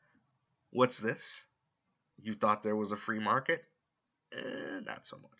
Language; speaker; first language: English; native; English